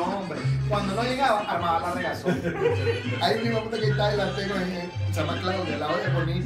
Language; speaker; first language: Spanish; native; Spanish